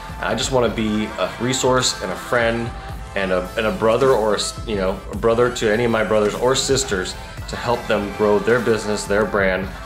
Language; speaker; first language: English; native; English